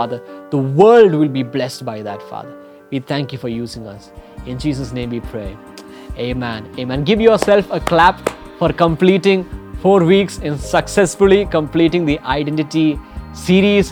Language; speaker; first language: English; non-native, local second language; Malayalam